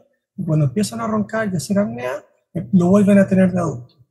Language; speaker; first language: Spanish; native; Spanish